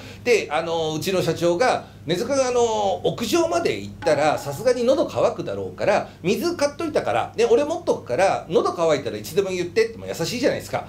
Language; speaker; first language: Japanese; native; Japanese